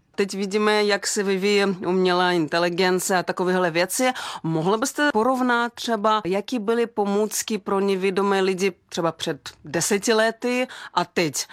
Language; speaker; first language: Czech; non-native, fluent; Russian